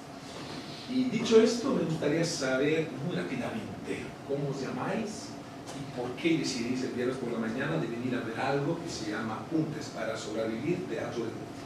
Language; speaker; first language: Spanish; non-native, fluent; Italian